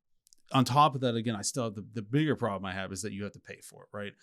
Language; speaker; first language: English; native; English